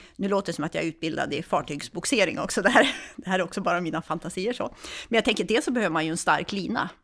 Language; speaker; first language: Swedish; native; Swedish